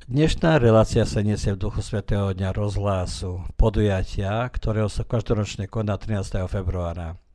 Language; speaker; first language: Slovak; early bilingual, heritage; Slovak